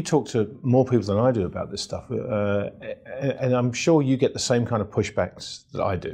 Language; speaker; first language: English; native; English